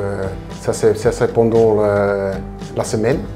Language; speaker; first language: French; non-native, local second language; Dutch